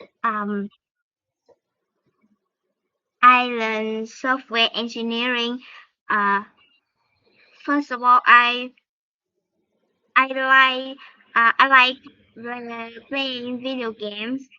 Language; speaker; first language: English; non-native, learner; Vietnamese